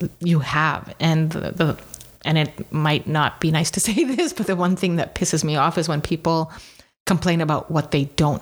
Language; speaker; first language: English; native; English